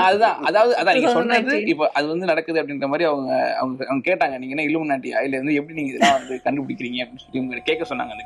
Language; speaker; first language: Tamil; native; Tamil